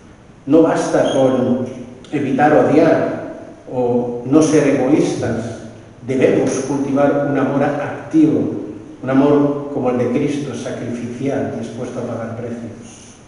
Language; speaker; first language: Spanish; native; Spanish